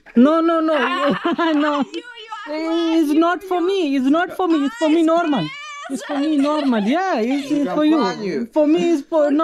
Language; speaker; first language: English; non-native, learner; Hindi